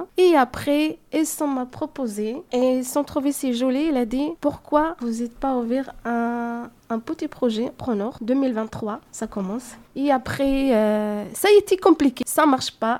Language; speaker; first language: French; non-native, learner; Arabic